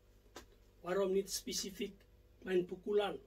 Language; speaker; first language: Dutch; non-native, fluent; Indonesian